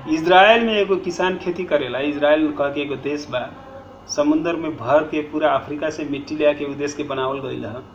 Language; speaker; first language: Bhojpuri; non-native, local second language; Nepali